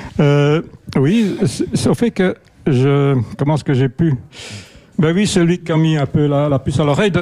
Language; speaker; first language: French; native; French